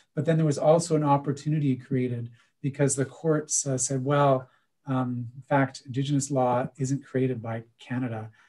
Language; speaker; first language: English; native; English